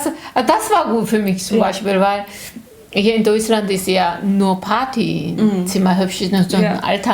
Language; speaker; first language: German; non-native, learner; Korean